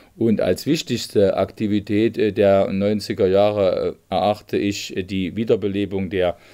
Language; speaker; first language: German; native; German